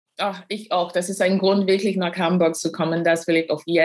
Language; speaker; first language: German; non-native, fluent; English